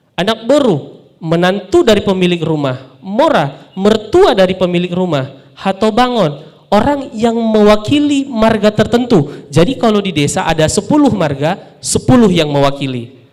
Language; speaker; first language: Indonesian; non-native, local second language; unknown